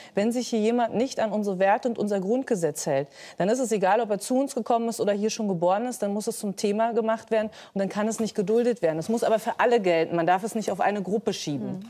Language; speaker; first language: German; native; German